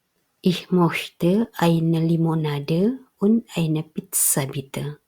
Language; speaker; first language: German; non-native, fluent; Indonesian